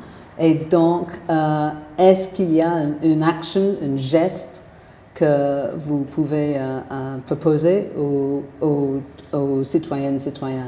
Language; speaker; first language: French; non-native, fluent; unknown